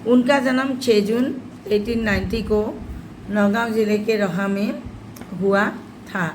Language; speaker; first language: Hindi; non-native, local second language; Assamese